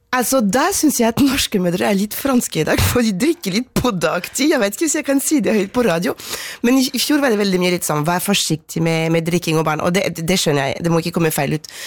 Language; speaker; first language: Norwegian; non-native, fluent; French